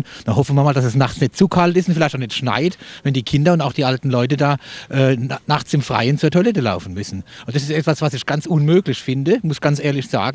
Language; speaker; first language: German; native; German